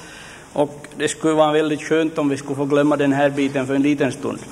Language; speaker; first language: Swedish; native; Swedish